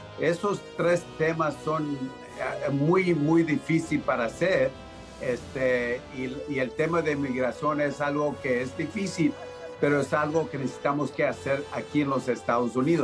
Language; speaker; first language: Spanish; early bilingual, heritage; Spanish